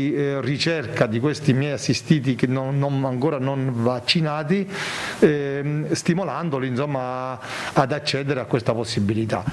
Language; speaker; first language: Italian; native; Italian